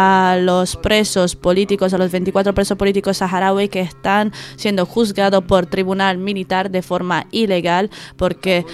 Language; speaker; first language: Spanish; native; Spanish